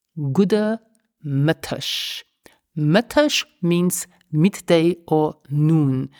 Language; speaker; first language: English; non-native, fluent; Luxembourgish